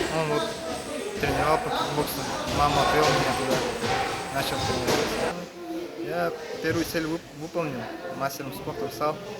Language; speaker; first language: Russian; non-native, local second language; Yakut